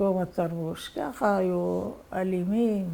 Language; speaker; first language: Hebrew; non-native, fluent; Arabic